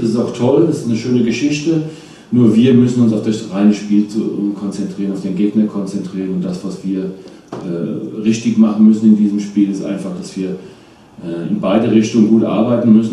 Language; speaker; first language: German; native; German